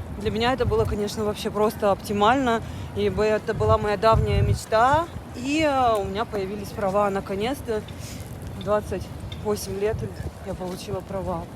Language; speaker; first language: Russian; native; Russian